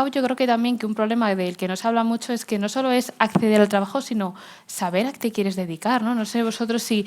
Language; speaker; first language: Spanish; native; Spanish